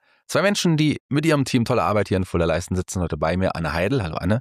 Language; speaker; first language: German; native; German